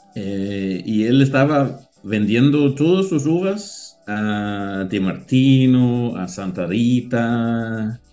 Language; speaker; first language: Spanish; non-native, learner; Danish